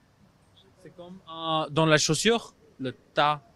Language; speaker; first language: French; non-native, fluent; English